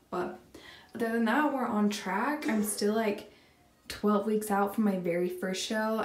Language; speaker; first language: English; native; English